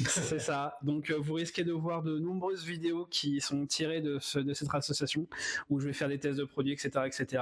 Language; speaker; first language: French; native; French